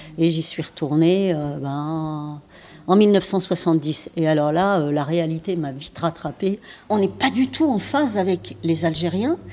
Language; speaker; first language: French; early bilingual, other home language; Arabic